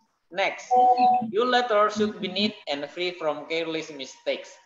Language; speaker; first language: English; non-native, fluent; Indonesian